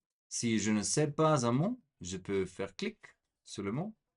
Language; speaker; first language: French; non-native, fluent; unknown